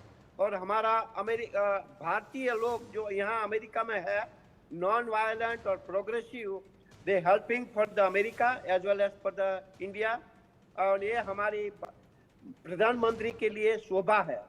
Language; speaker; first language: Hindi; non-native, local second language; Gujarati